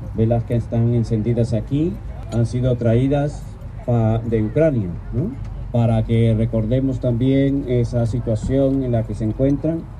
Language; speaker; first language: Spanish; early bilingual, heritage; German